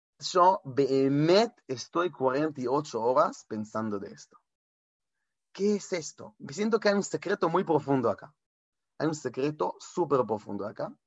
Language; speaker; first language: Spanish; non-native, fluent; Hebrew